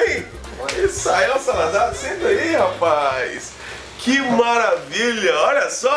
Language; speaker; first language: Portuguese; native; Portuguese